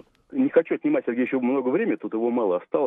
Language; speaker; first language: Russian; native; Russian